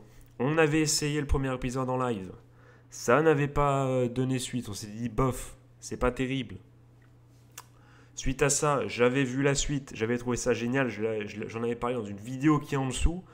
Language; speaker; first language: French; native; French